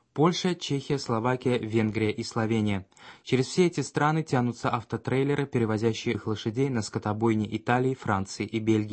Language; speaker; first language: Russian; native; Russian